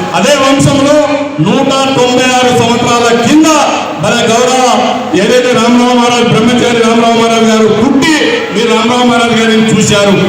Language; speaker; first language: Telugu; non-native, local second language; Lambadi